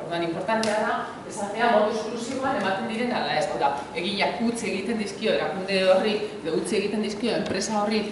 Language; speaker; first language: Basque; native; Basque